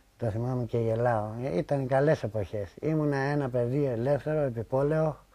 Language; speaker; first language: Greek; native; Greek